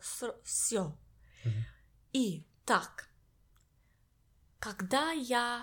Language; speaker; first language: Russian; non-native, learner; English